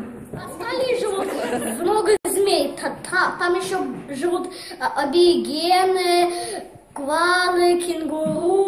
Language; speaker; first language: Russian; early bilingual, heritage; Russian